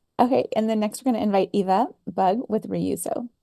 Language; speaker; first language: English; native; English